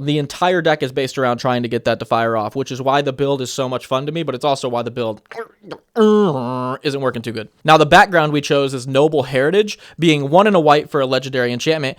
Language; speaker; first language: English; native; English